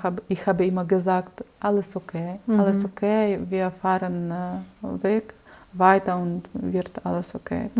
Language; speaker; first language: German; non-native, learner; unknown